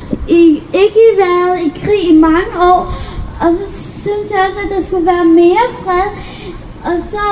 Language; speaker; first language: Danish; early bilingual, other home language; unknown